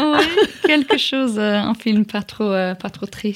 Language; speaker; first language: French; non-native, fluent; English